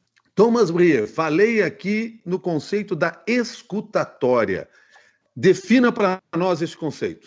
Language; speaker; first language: Portuguese; native; Portuguese